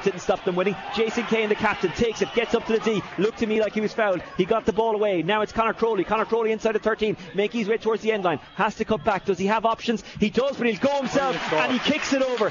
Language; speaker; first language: English; native; English